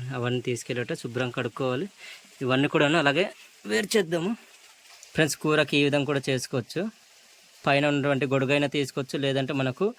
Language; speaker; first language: Telugu; non-native, local second language; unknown